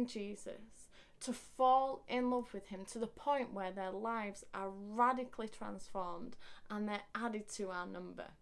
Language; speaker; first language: English; native; English